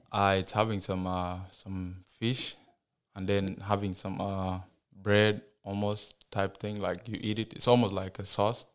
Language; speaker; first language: English; non-native, fluent; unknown